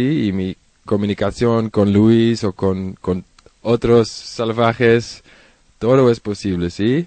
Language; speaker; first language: Spanish; non-native, learner; Dutch